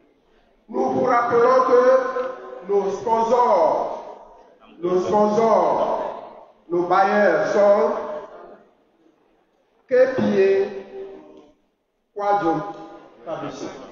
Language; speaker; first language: French; non-native, fluent; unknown